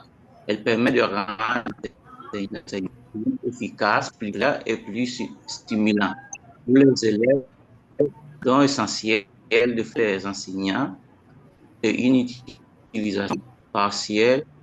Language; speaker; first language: French; non-native, fluent; Spanish